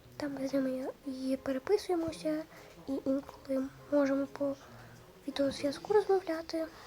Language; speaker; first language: Ukrainian; non-native, local second language; Russian